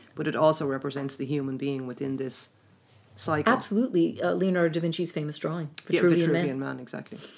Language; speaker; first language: English; native; English